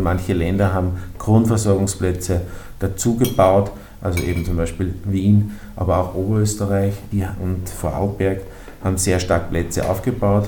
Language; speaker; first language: German; native; German